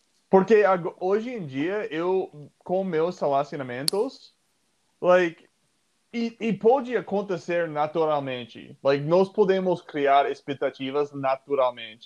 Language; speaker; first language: Portuguese; non-native, fluent; English